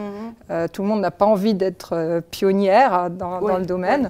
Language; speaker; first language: French; native; French